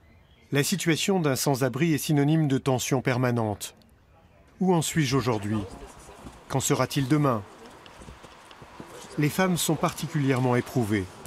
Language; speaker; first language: French; native; French